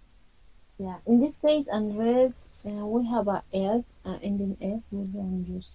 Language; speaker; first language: English; non-native, fluent; Spanish